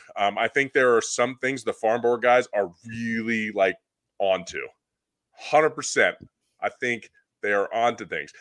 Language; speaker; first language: English; native; English